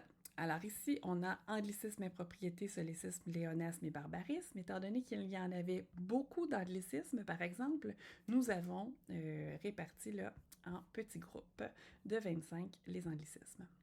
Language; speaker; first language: French; native; French